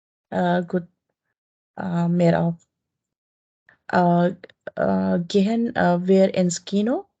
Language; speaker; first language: German; non-native, learner; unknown